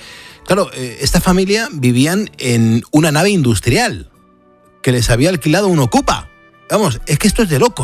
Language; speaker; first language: Spanish; native; Spanish